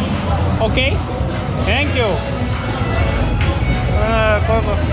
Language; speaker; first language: English; non-native, learner; Japanese